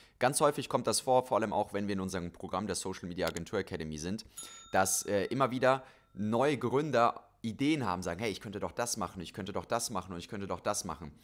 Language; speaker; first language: German; native; German